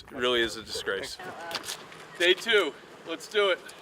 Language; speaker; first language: English; native; English